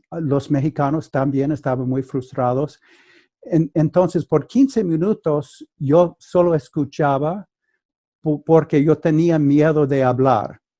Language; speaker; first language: Spanish; non-native, fluent; English